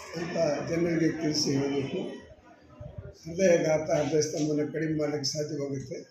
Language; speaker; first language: Kannada; native; Kannada